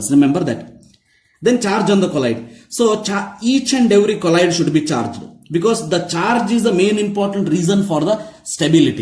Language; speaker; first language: English; non-native, local second language; Kannada